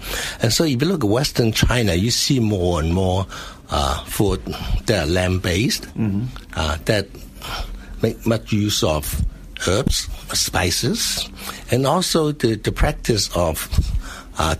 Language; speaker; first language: English; non-native, local second language; Cantonese